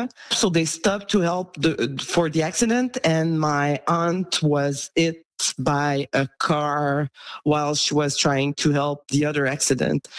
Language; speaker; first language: English; non-native, local second language; French